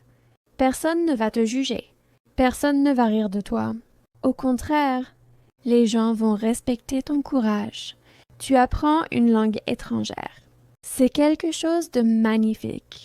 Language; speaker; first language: French; non-native, fluent; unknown